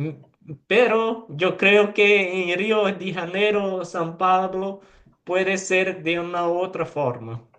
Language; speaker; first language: Spanish; non-native, fluent; Portuguese